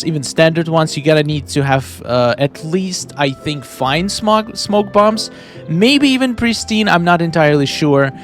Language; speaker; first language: English; non-native, fluent; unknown